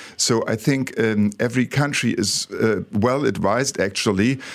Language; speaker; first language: English; non-native, fluent; German